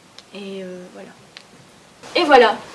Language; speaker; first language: French; native; French